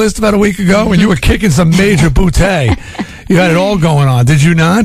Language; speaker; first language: English; native; English